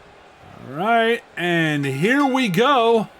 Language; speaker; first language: English; native; English